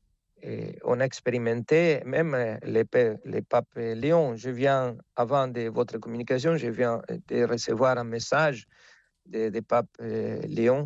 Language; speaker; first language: French; non-native, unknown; Spanish